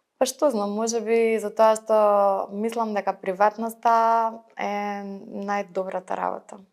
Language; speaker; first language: Macedonian; native; Macedonian